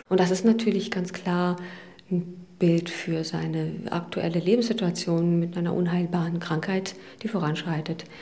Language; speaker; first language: German; native; German